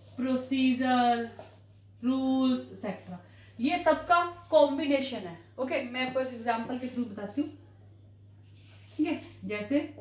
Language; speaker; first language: Hindi; native; Hindi